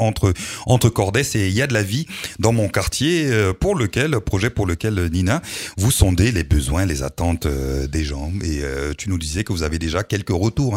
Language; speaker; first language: French; native; French